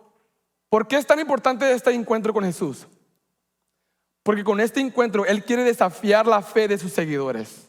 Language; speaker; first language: Spanish; early bilingual, heritage; Spanish